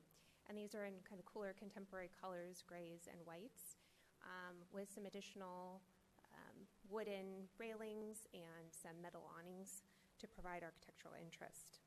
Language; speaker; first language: English; native; English